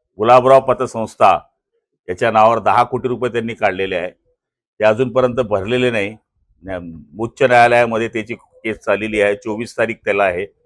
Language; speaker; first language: Marathi; native; Marathi